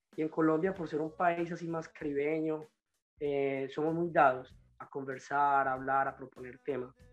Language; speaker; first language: Spanish; native; Spanish